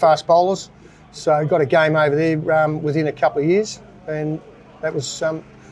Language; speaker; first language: English; native; English